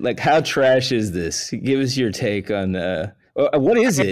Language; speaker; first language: English; early bilingual, other home language; Spanish